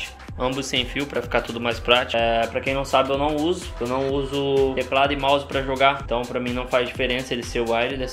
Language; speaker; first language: Portuguese; native; Portuguese